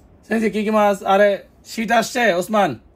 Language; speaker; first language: Japanese; non-native, fluent; Bangla